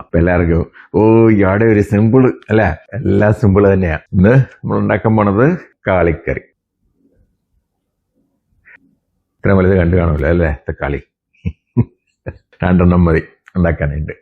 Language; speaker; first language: Malayalam; native; Malayalam